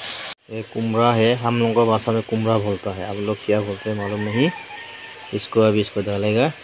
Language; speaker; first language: Hindi; non-native, local second language; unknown